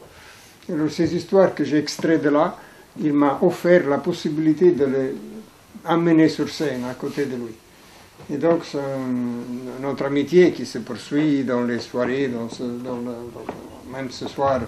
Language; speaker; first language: French; non-native, fluent; Italian